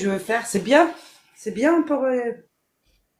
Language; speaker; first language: French; non-native, learner; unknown